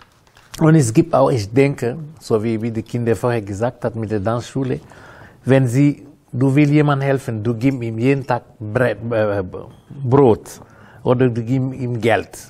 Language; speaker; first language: German; non-native, learner; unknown